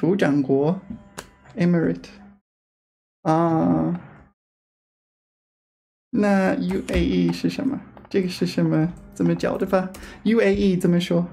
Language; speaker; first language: Chinese; non-native, fluent; English